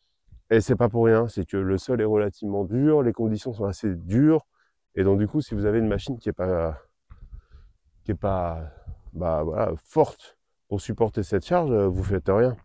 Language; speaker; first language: French; native; French